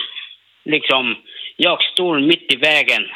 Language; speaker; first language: Swedish; non-native, learner; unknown